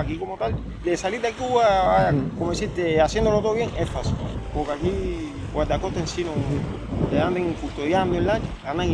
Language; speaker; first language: Spanish; native; Spanish